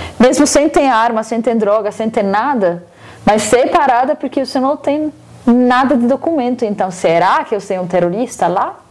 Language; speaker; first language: Portuguese; non-native, fluent; Arabic